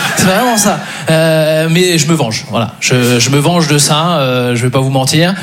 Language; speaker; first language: French; native; French